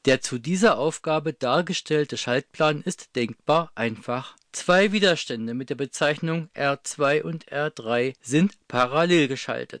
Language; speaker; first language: German; native; German